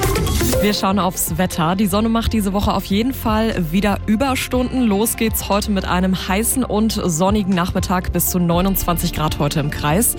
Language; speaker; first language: German; native; German